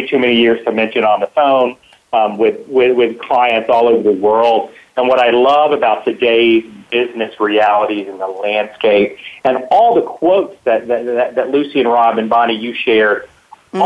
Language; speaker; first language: English; native; English